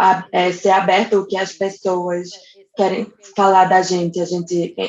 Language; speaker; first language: Portuguese; non-native, fluent; English